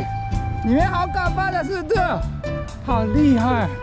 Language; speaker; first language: Chinese; non-native, learner; Japanese